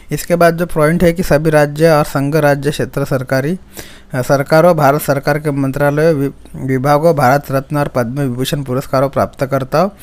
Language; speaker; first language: Hindi; non-native, local second language; Marathi